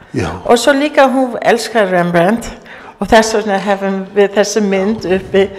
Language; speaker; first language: Icelandic; early bilingual, heritage; English